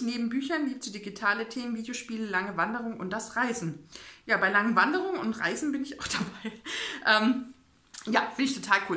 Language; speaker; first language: German; native; German